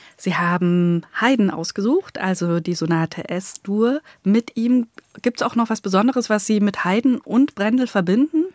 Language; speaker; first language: German; native; German